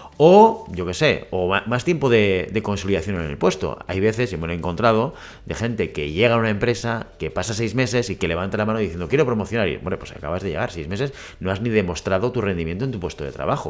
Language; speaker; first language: Spanish; native; Spanish